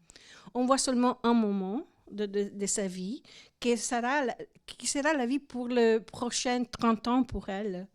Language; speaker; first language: French; non-native, fluent; Italian